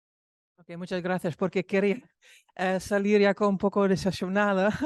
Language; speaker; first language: Spanish; non-native, fluent; Dutch